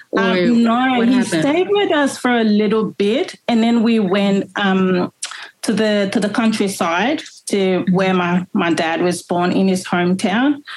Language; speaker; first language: English; native; English